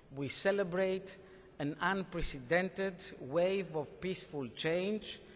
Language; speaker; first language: English; non-native, fluent; Greek